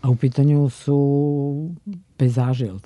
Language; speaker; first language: Serbian; native; Serbian